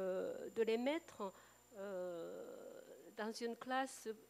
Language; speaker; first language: French; non-native, fluent; Japanese